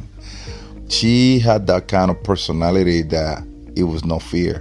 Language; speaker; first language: English; non-native, fluent; Spanish